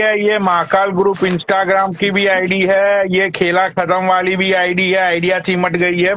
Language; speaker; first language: Hindi; native; Hindi